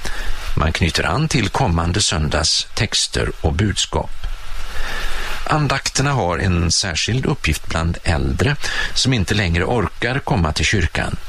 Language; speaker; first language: Swedish; native; Swedish